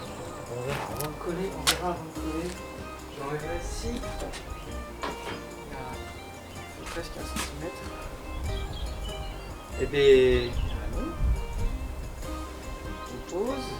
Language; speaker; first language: French; native; French